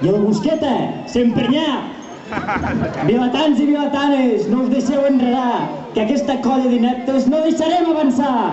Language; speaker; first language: Catalan; native; Catalan